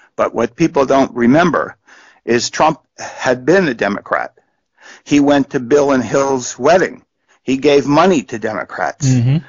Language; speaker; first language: English; native; English